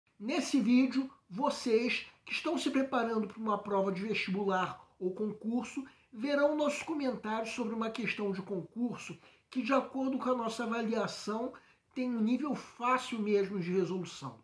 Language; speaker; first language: Portuguese; native; Portuguese